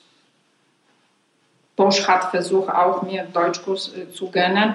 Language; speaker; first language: German; non-native, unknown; Polish